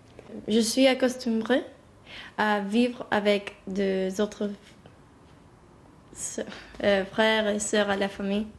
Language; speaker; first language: French; non-native, learner; Spanish